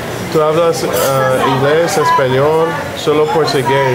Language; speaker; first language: Spanish; non-native, learner; English